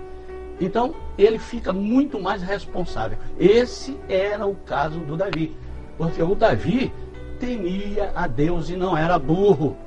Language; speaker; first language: Portuguese; native; Portuguese